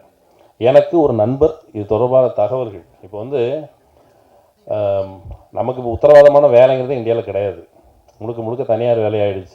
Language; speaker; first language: Tamil; native; Tamil